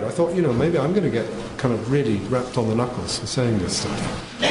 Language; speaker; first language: English; native; English